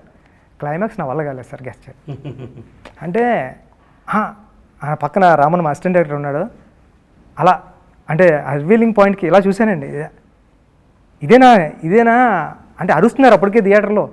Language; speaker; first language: Telugu; native; Telugu